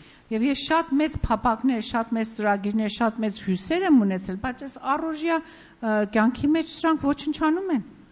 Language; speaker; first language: Armenian; native; Armenian